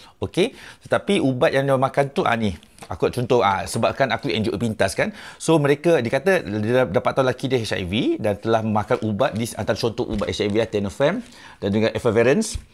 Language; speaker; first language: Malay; native; Malay